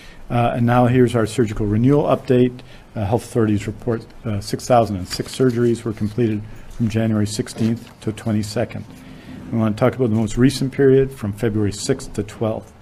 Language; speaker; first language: English; native; English